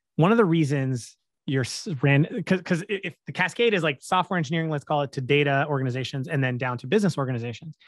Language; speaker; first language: English; native; English